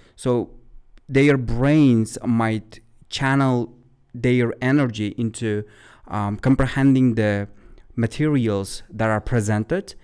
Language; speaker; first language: English; non-native, fluent; Uzbek